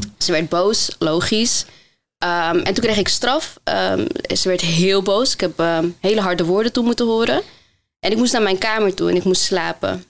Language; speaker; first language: Dutch; early bilingual, other home language; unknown